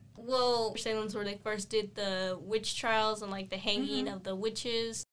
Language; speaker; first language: English; native; English